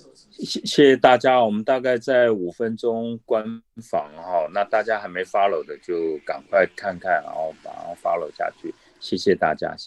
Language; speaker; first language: Chinese; native; Chinese